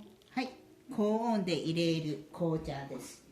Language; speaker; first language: Japanese; non-native, fluent; Chinese